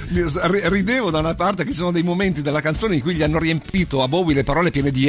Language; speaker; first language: Italian; native; Italian